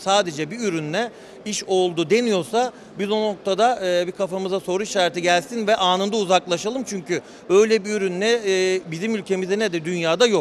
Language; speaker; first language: Turkish; native; Turkish